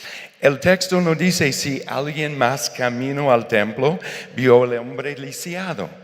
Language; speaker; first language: Spanish; non-native, fluent; English